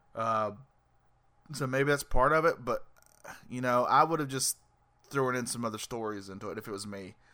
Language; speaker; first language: English; native; English